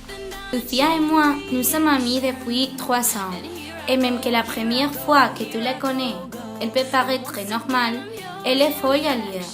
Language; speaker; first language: French; non-native, learner; Spanish